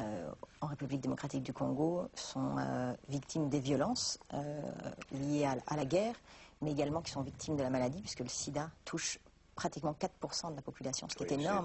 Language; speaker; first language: French; native; French